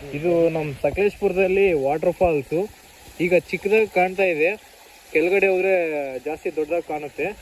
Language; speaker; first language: Kannada; non-native, local second language; Telugu